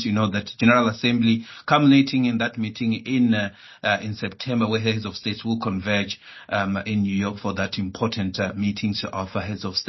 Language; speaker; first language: English; non-native, local second language; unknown